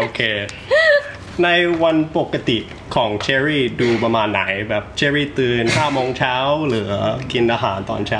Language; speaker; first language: Thai; early bilingual, heritage; Thai